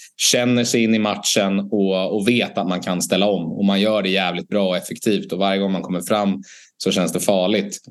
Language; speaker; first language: Swedish; native; Swedish